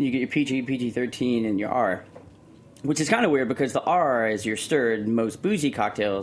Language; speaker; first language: English; native; English